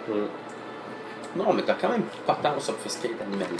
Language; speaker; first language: French; native; French